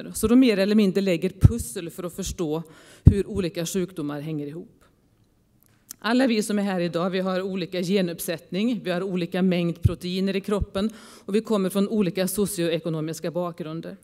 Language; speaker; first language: Swedish; native; Swedish